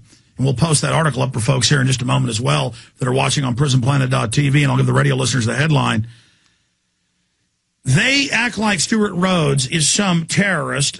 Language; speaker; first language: English; native; English